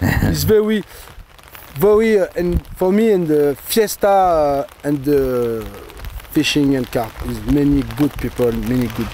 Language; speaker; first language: English; non-native, learner; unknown